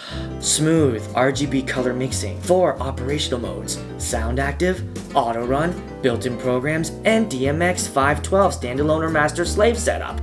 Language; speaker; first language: English; native; English